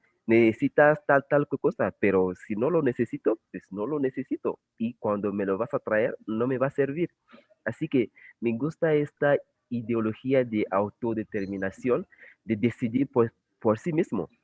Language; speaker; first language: Spanish; non-native, fluent; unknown